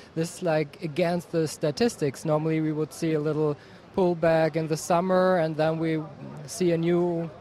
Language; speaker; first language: English; non-native, fluent; German